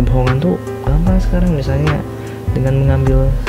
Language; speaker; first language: Indonesian; native; Indonesian